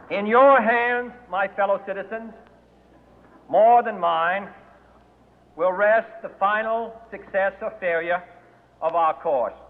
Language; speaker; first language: English; native; English